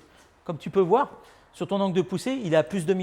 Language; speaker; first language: French; native; French